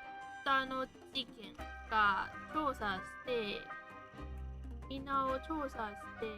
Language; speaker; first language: Japanese; non-native, learner; Chinese